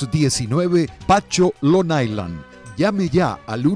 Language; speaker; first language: Spanish; native; Spanish